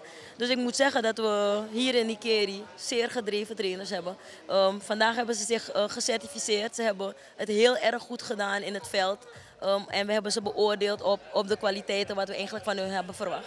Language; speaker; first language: Dutch; native; Dutch